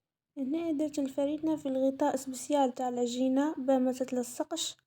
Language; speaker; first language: Arabic; native; Arabic